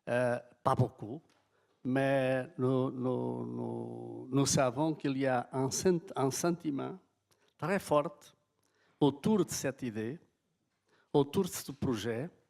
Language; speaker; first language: French; non-native, fluent; Portuguese